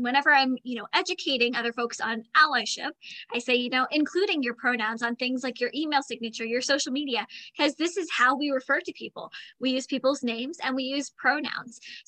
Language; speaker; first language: English; native; English